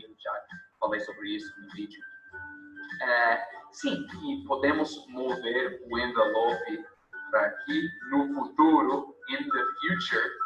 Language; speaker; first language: Portuguese; non-native, fluent; English